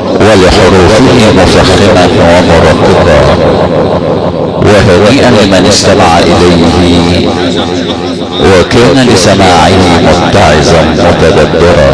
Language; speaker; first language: Arabic; native; Arabic